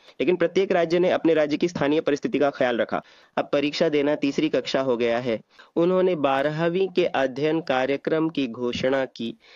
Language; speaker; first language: Hindi; non-native, local second language; Marathi